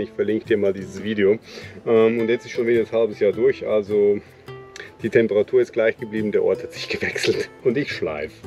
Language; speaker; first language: German; native; German